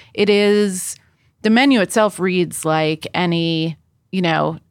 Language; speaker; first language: English; native; English